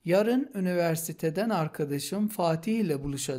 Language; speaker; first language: Turkish; non-native, fluent; Persian